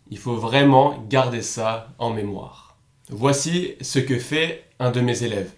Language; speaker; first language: French; native; French